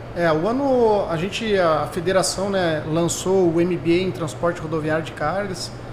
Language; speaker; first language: Portuguese; native; Portuguese